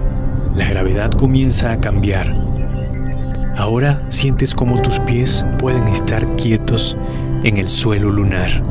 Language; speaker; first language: Spanish; native; Spanish